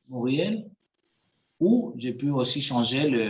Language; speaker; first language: French; non-native, fluent; Spanish